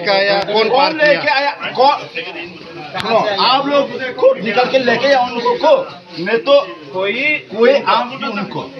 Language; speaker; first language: Hindi; non-native, local second language; Kok Borok